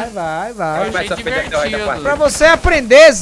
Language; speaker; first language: Portuguese; native; Portuguese